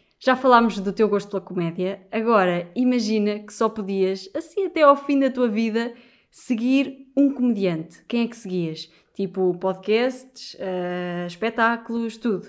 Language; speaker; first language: Portuguese; native; Portuguese